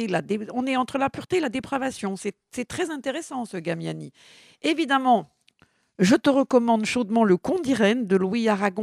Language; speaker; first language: French; native; French